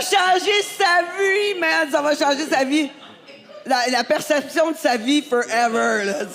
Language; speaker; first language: French; native; French